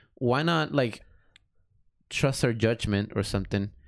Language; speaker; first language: English; early bilingual, other home language; Spanish